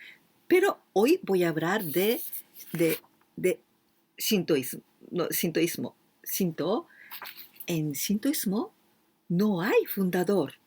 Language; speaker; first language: Spanish; non-native, fluent; Japanese